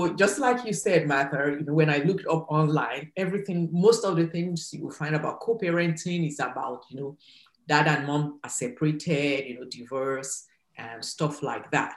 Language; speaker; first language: English; non-native, local second language; Yoruba